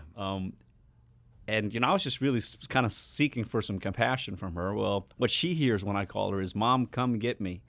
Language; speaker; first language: English; native; English